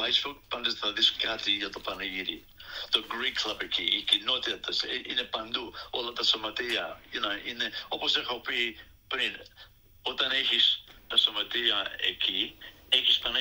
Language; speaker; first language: Greek; early bilingual, other home language; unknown